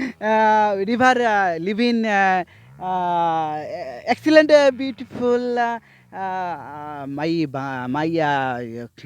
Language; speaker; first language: English; non-native, learner; Bangla